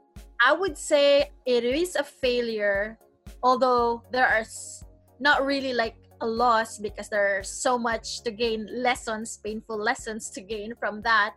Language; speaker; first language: English; non-native, local second language; Cebuano